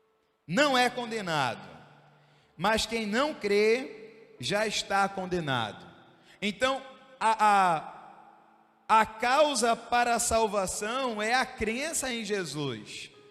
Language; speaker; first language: Portuguese; native; Portuguese